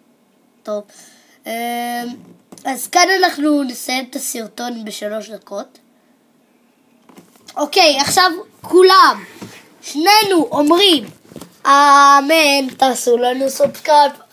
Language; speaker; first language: Hebrew; native; Hebrew